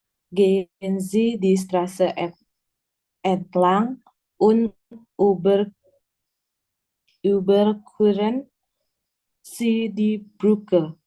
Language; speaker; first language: German; non-native, learner; Indonesian